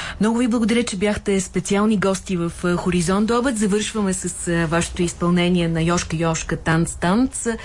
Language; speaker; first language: Bulgarian; native; Bulgarian